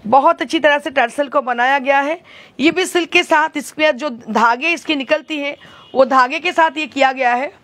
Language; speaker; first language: Hindi; non-native, local second language; Bangla